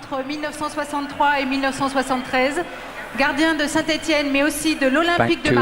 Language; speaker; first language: French; native; French